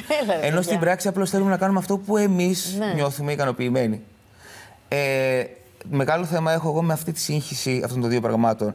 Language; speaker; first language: Greek; native; Greek